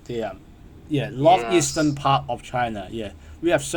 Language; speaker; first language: English; non-native, learner; Cantonese